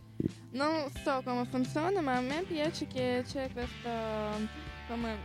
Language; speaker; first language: Italian; non-native, learner; Russian